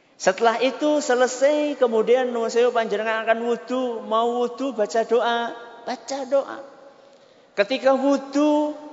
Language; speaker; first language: Indonesian; non-native, local second language; Javanese